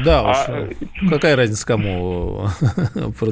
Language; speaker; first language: Russian; native; Russian